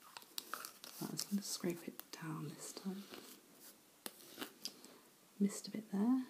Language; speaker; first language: English; native; English